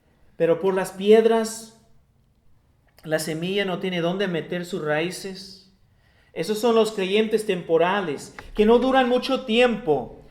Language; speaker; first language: Spanish; non-native, fluent; English